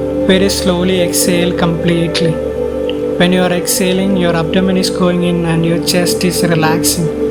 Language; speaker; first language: English; non-native, local second language; Malayalam